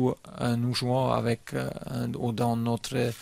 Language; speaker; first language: French; non-native, fluent; German